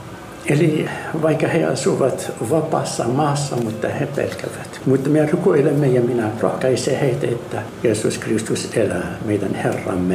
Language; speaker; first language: Finnish; non-native, fluent; Arabic